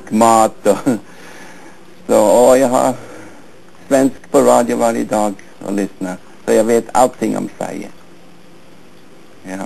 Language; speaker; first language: Swedish; early bilingual, heritage; Swedish